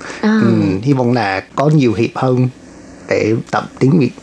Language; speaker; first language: Vietnamese; non-native, learner; English